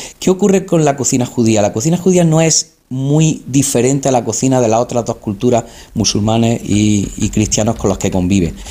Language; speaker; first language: Spanish; native; Spanish